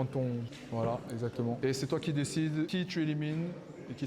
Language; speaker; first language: French; native; French